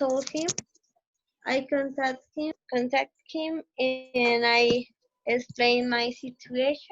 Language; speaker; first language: English; non-native, learner; Spanish